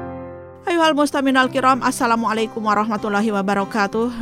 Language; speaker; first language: Arabic; non-native, fluent; Indonesian